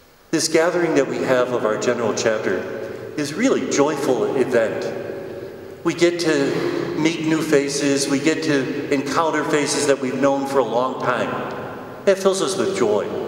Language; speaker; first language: English; native; English